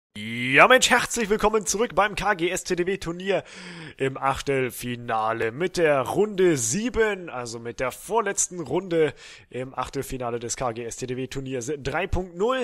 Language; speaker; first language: German; native; German